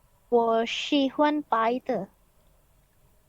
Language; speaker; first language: Chinese; non-native, learner; Indonesian